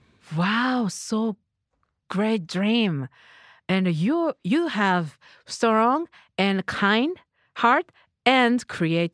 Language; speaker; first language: English; non-native, learner; Japanese